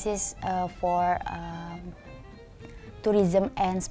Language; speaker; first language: English; non-native, learner; Indonesian